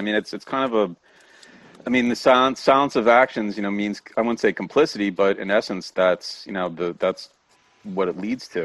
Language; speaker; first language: English; native; English